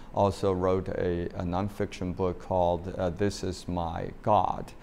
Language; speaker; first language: English; non-native, fluent; Chinese